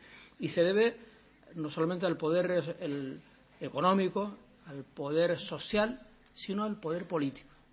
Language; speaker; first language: Spanish; native; Spanish